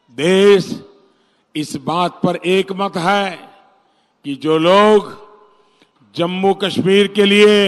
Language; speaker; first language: Hindi; non-native, local second language; Gujarati